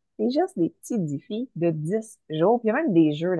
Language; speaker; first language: French; native; French